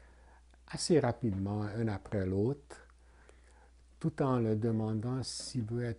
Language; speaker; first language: French; non-native, fluent; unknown